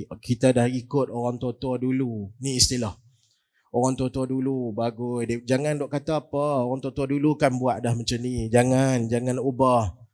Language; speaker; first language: Malay; native; Malay